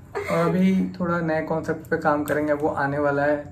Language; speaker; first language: Hindi; native; Hindi